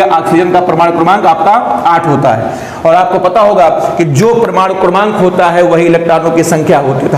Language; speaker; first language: Hindi; native; Hindi